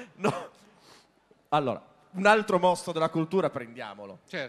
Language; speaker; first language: Italian; native; Italian